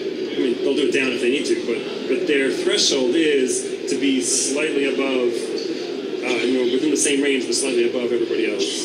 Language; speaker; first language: English; native; English